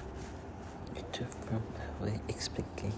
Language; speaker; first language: French; non-native, learner; Vietnamese